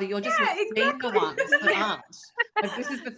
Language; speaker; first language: English; native; English